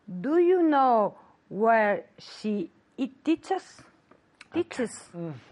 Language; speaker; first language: English; non-native, fluent; Spanish